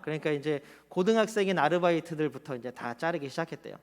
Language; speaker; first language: Korean; native; Korean